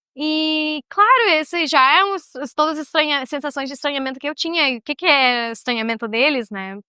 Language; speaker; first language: Portuguese; non-native, fluent; Spanish